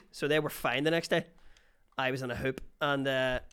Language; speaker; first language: English; native; English